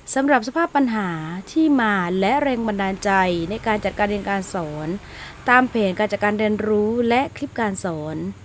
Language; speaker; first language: Thai; non-native, local second language; Malay